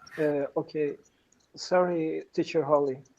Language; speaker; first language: English; non-native, learner; Persian